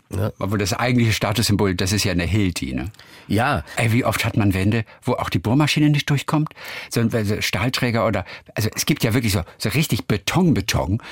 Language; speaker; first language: German; native; German